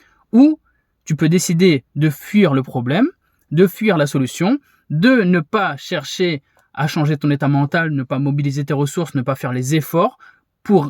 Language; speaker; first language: French; native; French